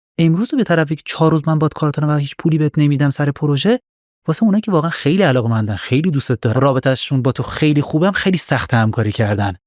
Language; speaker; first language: Persian; non-native, local second language; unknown